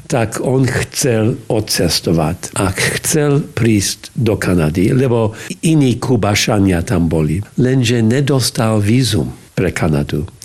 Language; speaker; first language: Slovak; early bilingual, heritage; English